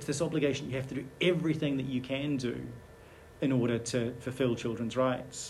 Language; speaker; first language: English; native; English